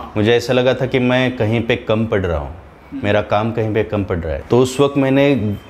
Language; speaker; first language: Hindi; non-native, local second language; Marathi